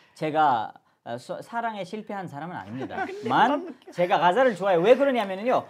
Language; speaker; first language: Korean; non-native, fluent; Urdu